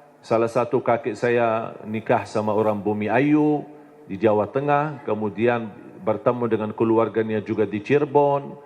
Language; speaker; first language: Indonesian; non-native, fluent; Arabic